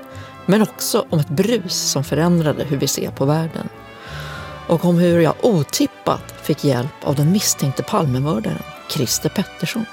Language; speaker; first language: Swedish; native; Swedish